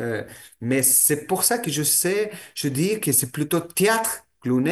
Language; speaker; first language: French; non-native, fluent; Russian